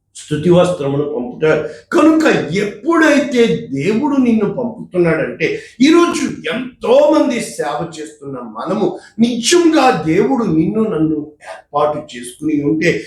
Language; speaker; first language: Telugu; native; Telugu